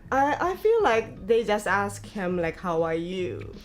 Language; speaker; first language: English; non-native, learner; Japanese